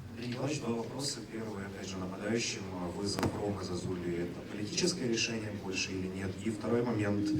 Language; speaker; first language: Russian; native; Russian